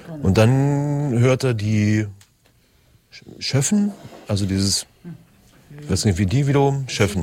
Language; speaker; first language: German; native; German